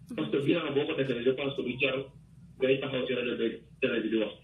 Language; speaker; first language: Wolof; native; Wolof